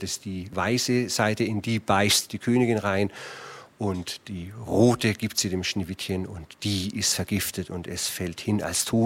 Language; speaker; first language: German; native; German